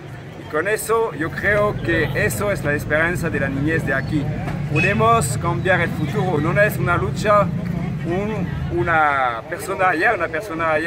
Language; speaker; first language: Spanish; non-native, fluent; French